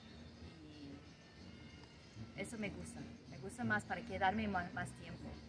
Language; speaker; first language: Spanish; non-native, learner; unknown